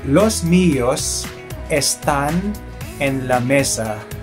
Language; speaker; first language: Spanish; non-native, fluent; Filipino